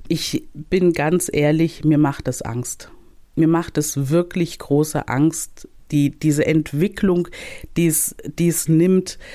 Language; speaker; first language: German; native; German